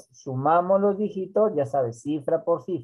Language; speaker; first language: Spanish; native; Spanish